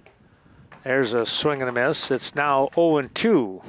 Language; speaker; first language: English; native; English